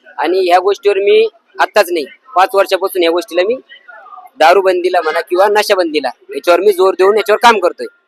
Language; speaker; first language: Marathi; native; Marathi